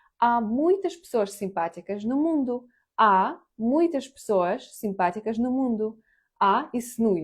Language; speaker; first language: Portuguese; non-native, fluent; Ukrainian